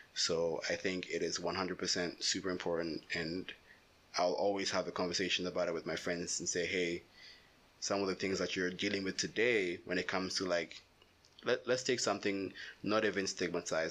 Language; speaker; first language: English; non-native, local second language; Akan